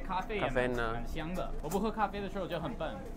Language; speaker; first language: Chinese; non-native, fluent; English